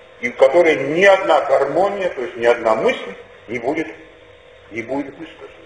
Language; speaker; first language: Russian; non-native, local second language; Georgian